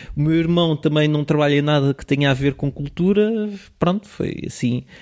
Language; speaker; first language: Portuguese; early bilingual, other home language; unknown